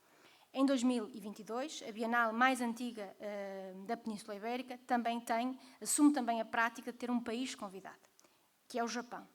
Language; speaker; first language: Portuguese; native; Portuguese